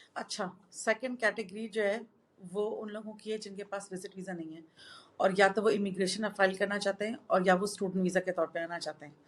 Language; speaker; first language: Urdu; native; Urdu